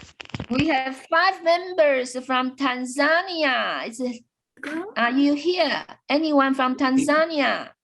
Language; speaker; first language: English; non-native, fluent; Chinese